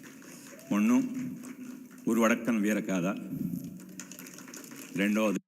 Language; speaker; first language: Tamil; non-native, fluent; Telugu